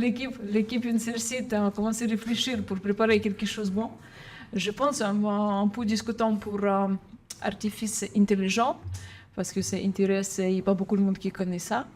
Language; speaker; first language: French; non-native, learner; Ukrainian